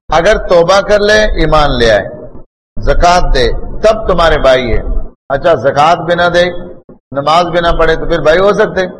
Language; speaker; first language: Urdu; non-native, local second language; Pashto